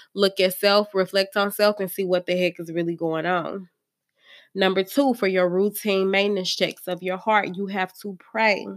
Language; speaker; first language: English; native; English